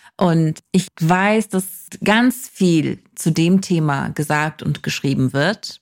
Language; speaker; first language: German; non-native, fluent; Kurdish